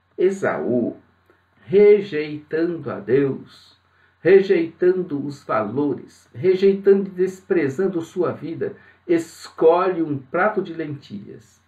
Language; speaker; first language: Portuguese; native; Portuguese